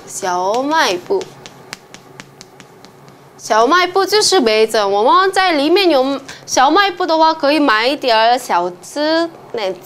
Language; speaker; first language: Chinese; non-native, fluent; Korean